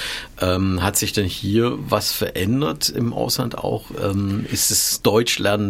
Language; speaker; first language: German; native; German